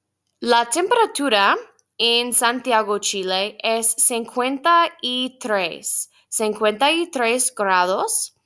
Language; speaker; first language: Spanish; non-native, fluent; English